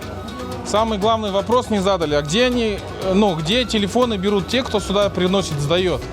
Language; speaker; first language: Russian; native; Russian